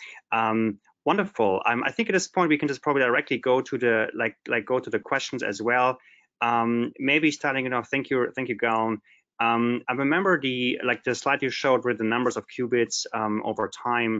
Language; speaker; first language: English; non-native, fluent; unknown